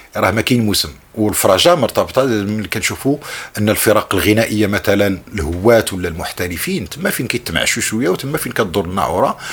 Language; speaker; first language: Arabic; native; Arabic